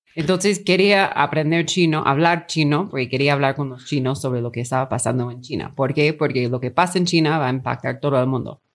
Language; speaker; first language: Spanish; non-native, fluent; English